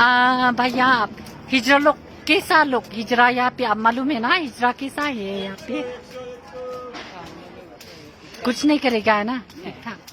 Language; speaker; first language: Hindi; non-native, local second language; Khasi